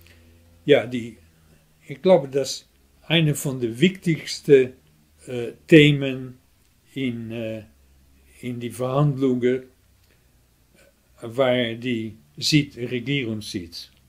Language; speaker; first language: German; non-native, fluent; Dutch